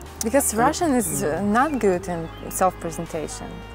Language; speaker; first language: English; non-native, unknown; Russian